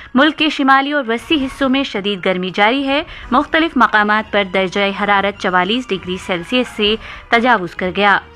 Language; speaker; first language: Urdu; native; Urdu